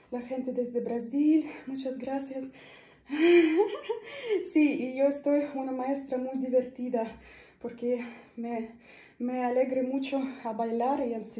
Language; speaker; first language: Spanish; non-native, learner; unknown